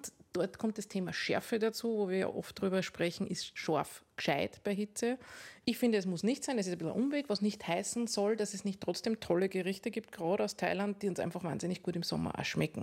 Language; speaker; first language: German; native; German